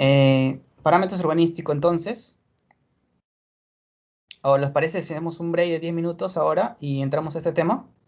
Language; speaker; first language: Spanish; native; Spanish